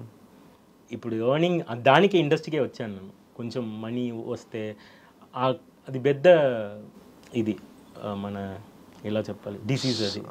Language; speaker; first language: Telugu; non-native, fluent; Tamil